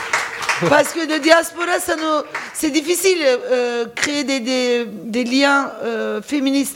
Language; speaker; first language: French; non-native, fluent; Turkish